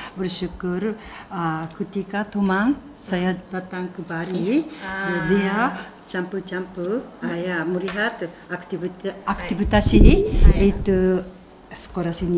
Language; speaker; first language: Indonesian; non-native, fluent; Japanese